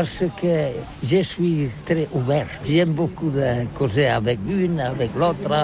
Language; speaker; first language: French; non-native, learner; Catalan